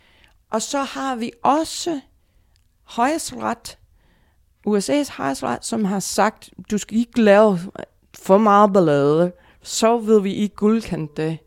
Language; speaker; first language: Danish; non-native, fluent; English